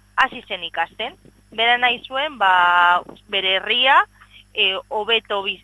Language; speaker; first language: Basque; non-native, local second language; Spanish